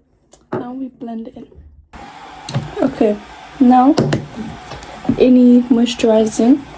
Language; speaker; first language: English; non-native, learner; Indonesian